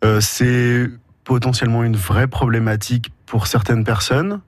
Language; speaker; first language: French; native; French